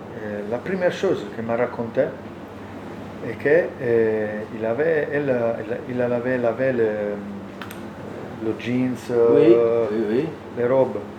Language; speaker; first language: French; non-native, learner; Italian